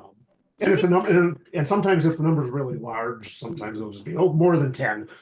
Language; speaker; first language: English; native; English